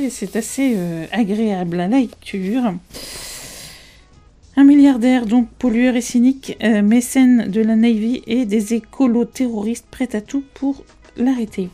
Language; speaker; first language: French; native; French